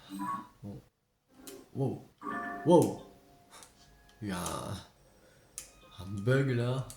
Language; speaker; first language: French; native; French